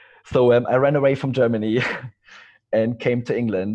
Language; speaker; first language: English; non-native, fluent; German